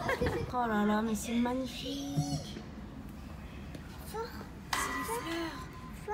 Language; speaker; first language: French; native; French